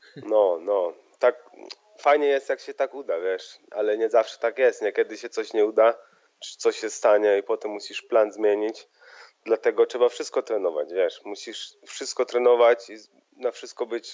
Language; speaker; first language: Polish; early bilingual, heritage; Polish